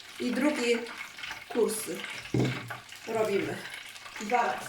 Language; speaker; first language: Polish; non-native, learner; Chinese